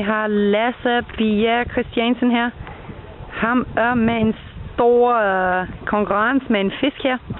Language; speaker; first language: Danish; non-native, learner; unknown